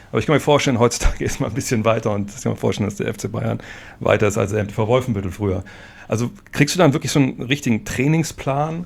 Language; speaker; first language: German; native; German